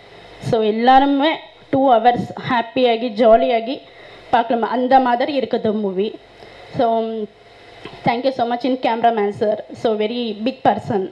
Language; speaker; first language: Tamil; non-native, learner; Kannada